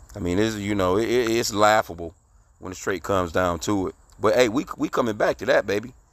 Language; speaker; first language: English; native; English